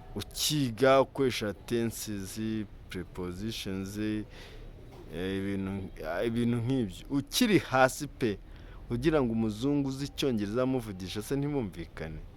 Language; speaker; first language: Kinyarwanda; native; Kinyarwanda